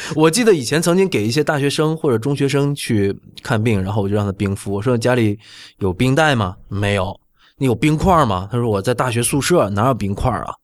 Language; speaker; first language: Chinese; native; Chinese